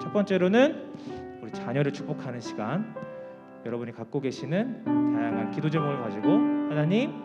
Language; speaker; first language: Korean; native; Korean